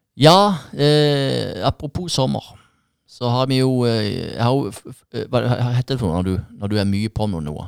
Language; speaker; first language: Norwegian; native; Norwegian